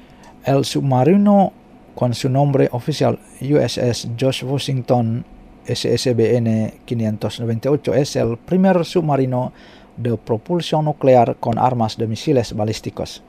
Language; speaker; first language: Spanish; non-native, fluent; Indonesian